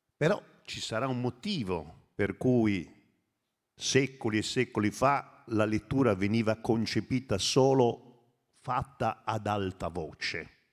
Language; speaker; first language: Italian; native; Italian